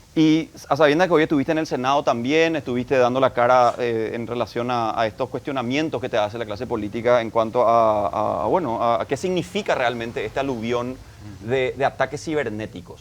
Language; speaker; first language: Spanish; native; Spanish